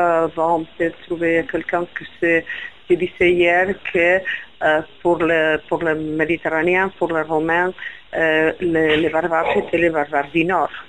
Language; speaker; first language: French; non-native, fluent; Spanish